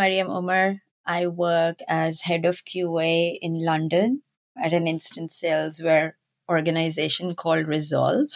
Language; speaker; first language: English; non-native, local second language; Urdu